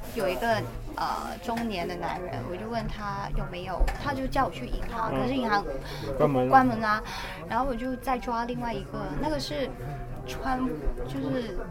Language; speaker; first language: Chinese; native; Chinese